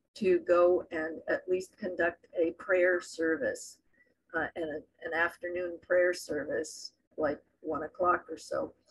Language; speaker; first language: English; native; English